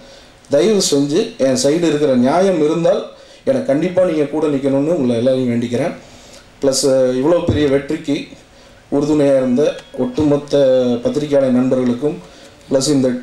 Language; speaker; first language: Tamil; native; Tamil